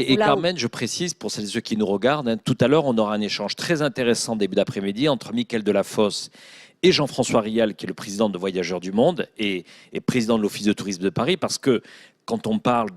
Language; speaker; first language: French; native; French